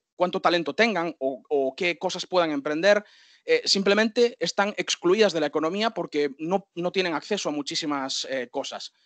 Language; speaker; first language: Spanish; native; Spanish